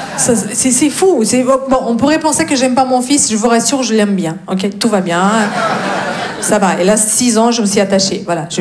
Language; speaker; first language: French; non-native, fluent; Russian